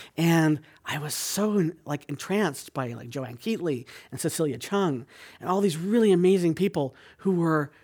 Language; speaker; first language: English; native; English